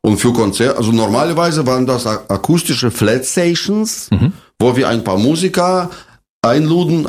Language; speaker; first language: German; non-native, fluent; Russian